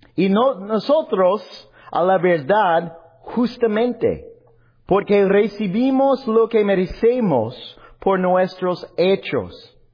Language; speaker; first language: Spanish; non-native, learner; English